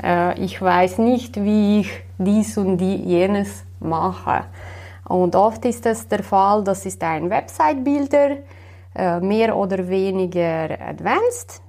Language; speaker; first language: German; non-native, fluent; Slovenian